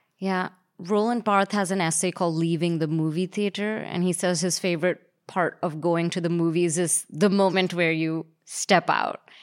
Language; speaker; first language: English; native; English